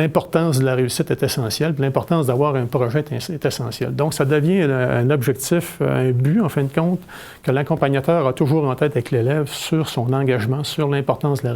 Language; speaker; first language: French; native; French